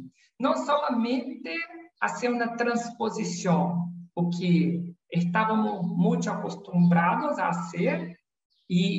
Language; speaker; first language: Spanish; non-native, learner; Portuguese